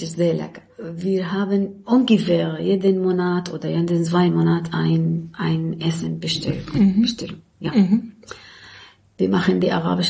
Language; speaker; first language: German; non-native, learner; Arabic